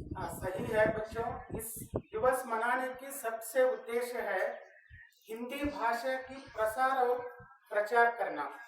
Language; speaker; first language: Hindi; non-native, local second language; Kannada